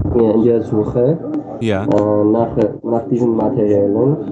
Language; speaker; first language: German; non-native, learner; Armenian